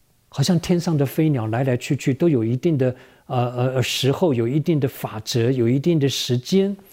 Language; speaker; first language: Chinese; native; Chinese